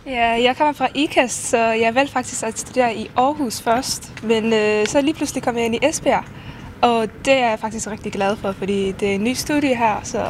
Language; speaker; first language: Danish; non-native, fluent; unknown